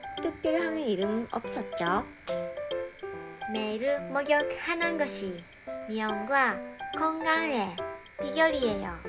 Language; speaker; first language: Korean; non-native, learner; Japanese